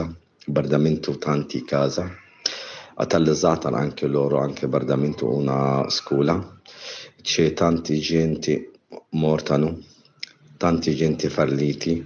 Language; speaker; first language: Italian; non-native, learner; Arabic